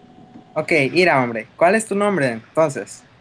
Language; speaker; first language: Spanish; early bilingual, heritage; Spanish